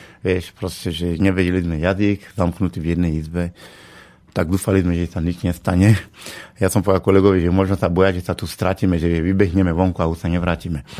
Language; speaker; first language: Slovak; non-native, fluent; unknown